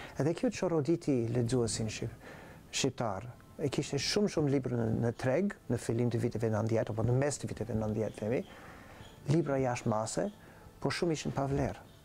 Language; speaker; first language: Albanian; non-native, fluent; English